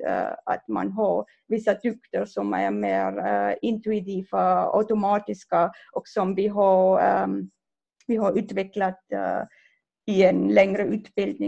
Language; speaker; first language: Swedish; non-native, fluent; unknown